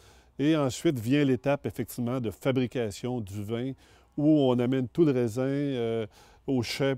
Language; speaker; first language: French; native; French